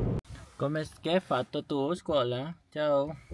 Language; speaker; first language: Italian; non-native, learner; Filipino